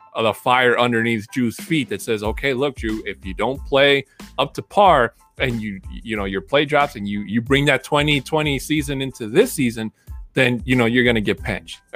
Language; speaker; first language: English; early bilingual, other home language; Spanish